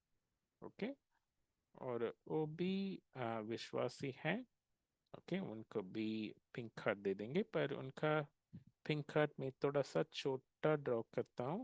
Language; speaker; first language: Hindi; non-native, local second language; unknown